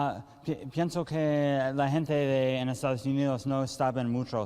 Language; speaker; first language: Spanish; early bilingual, heritage; English